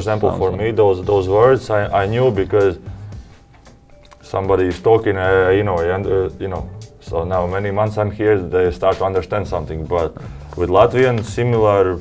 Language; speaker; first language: English; non-native, fluent; Latvian